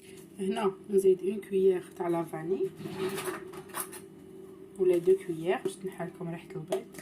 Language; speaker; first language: Arabic; native; Arabic